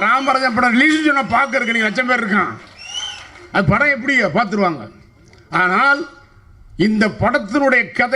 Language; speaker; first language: Tamil; native; Tamil